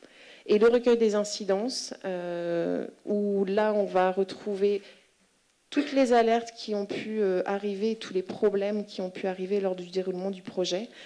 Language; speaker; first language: French; native; French